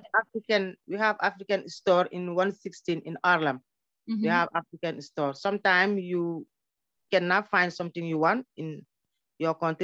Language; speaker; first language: English; non-native, learner; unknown